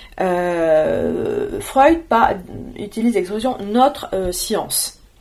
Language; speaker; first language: French; native; French